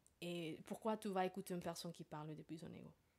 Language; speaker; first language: French; non-native, fluent; Spanish